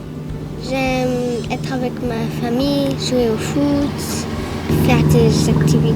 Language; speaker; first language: French; early bilingual, heritage; French